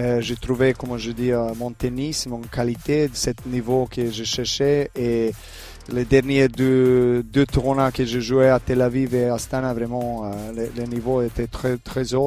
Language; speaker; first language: French; non-native, fluent; Serbian